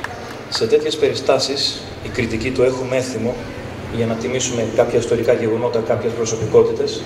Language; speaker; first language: Greek; native; Greek